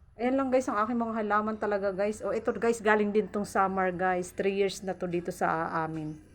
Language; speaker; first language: Filipino; non-native, local second language; Waray